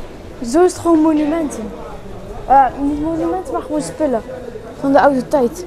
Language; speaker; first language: Dutch; early bilingual, other home language; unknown